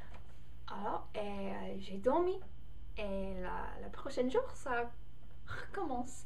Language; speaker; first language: French; non-native, learner; English